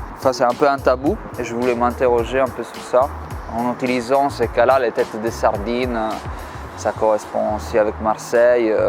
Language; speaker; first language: French; non-native, fluent; Italian